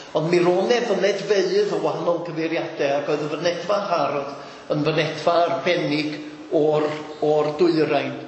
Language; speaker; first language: Welsh; native; Welsh